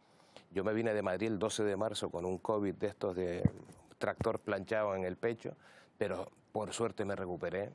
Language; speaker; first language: Spanish; native; Spanish